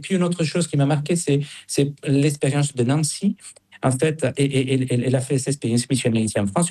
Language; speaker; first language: French; non-native, fluent; Spanish